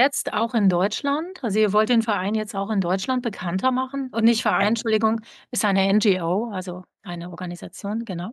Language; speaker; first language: German; native; German